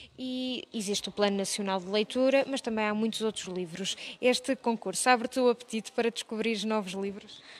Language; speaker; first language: Portuguese; native; Portuguese